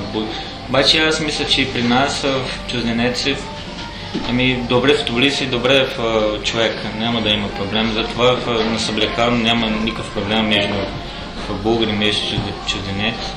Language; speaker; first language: Bulgarian; non-native, learner; Portuguese